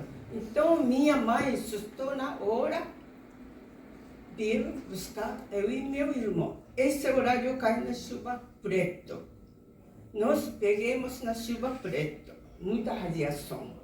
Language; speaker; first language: Portuguese; non-native, learner; Japanese